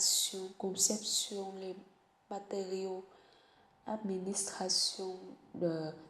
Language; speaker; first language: French; non-native, learner; Vietnamese